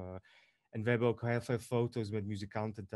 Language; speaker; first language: Dutch; non-native, fluent; Greek